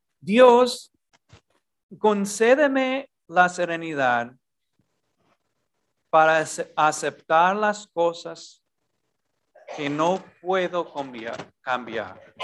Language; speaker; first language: Spanish; non-native, fluent; English